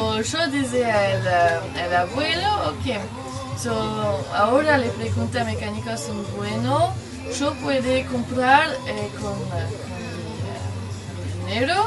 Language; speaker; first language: Spanish; non-native, learner; French